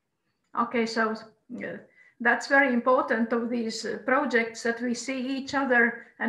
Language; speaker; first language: English; non-native, fluent; Croatian